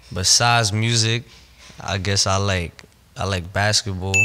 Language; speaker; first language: English; native; English